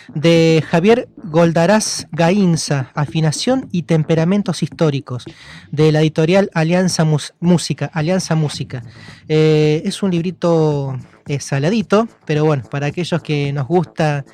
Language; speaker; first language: Spanish; native; Spanish